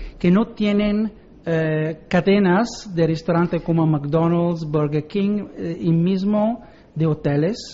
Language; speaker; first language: Spanish; non-native, learner; Italian